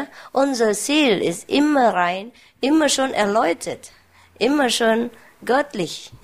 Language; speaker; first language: German; non-native, learner; Vietnamese